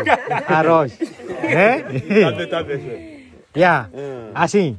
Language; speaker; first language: Portuguese; non-native, learner; Vietnamese